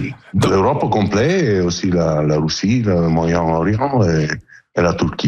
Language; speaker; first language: French; non-native, learner; Italian